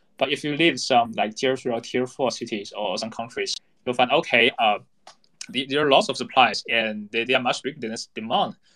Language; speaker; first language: English; non-native, fluent; Chinese